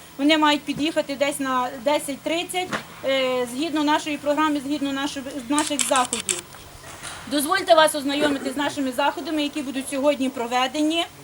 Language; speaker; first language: Ukrainian; native; Ukrainian